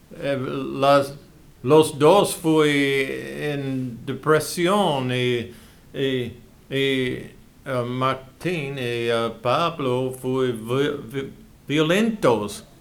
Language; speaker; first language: Spanish; non-native, learner; English